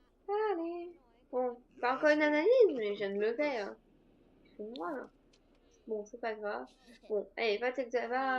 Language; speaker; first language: French; native; French